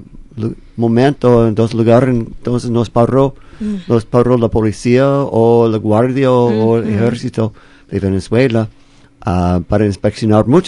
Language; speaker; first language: Spanish; non-native, fluent; English